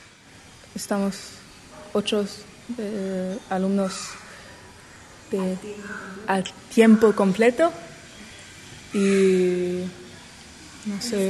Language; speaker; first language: Spanish; non-native, learner; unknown